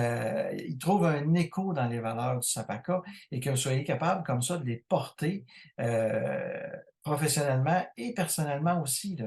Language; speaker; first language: French; native; French